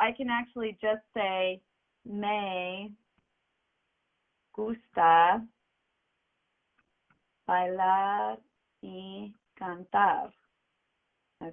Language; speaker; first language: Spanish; non-native, fluent; English